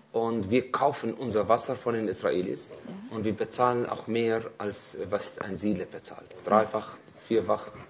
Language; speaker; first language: German; non-native, fluent; Arabic